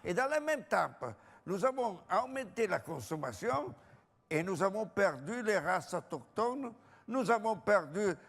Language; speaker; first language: French; non-native, fluent; Italian